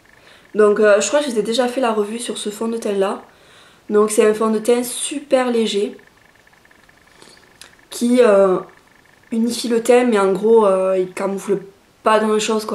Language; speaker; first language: French; native; French